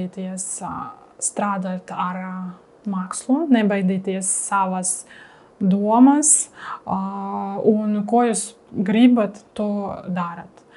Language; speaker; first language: Latvian; non-native, learner; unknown